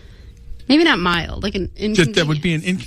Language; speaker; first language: English; native; English